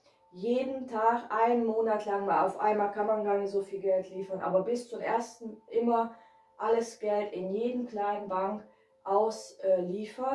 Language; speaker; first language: German; non-native, fluent; Hungarian